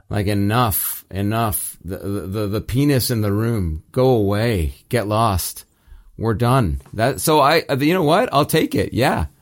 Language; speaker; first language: English; early bilingual, other home language; Italian